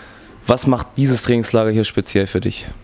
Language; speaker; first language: German; native; German